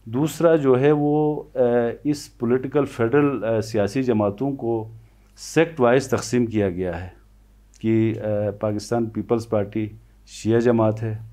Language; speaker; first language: Urdu; non-native, local second language; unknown